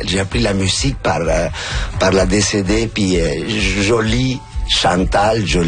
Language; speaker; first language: French; non-native, fluent; Spanish